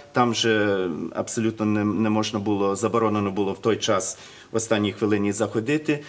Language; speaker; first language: Ukrainian; early bilingual, heritage; Ukrainian